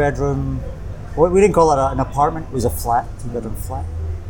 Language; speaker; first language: English; native; English